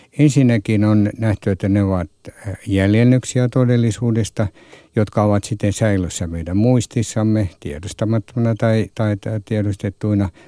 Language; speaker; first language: Finnish; native; Finnish